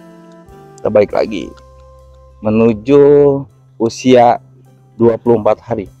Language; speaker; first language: Indonesian; native; Indonesian